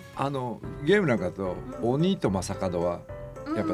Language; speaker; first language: Japanese; native; Japanese